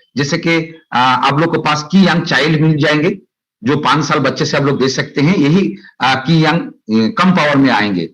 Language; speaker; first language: Hindi; non-native, local second language; Bangla